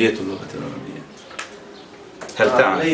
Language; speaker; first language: Arabic; non-native, fluent; Bosnian